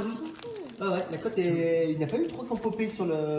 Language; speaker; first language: French; native; French